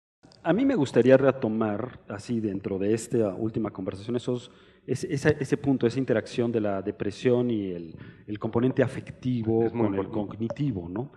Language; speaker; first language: Spanish; native; Spanish